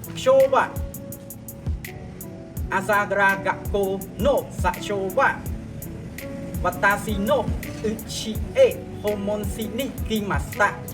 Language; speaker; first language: Japanese; non-native, learner; Khmer